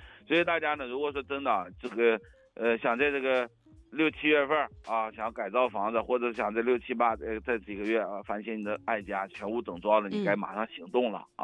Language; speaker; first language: Chinese; native; Chinese